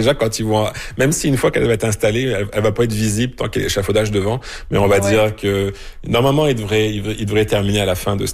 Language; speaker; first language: French; native; French